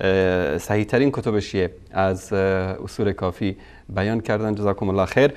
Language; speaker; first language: Persian; native; Persian